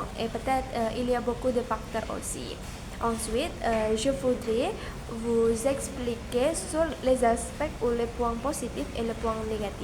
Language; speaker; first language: French; non-native, learner; Indonesian